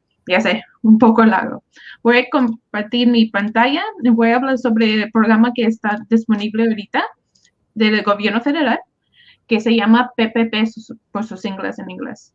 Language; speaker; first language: Spanish; early bilingual, other home language; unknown